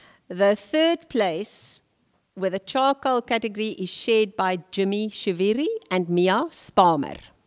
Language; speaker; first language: English; non-native, local second language; Afrikaans